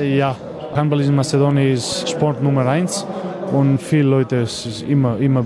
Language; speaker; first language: German; non-native, learner; Macedonian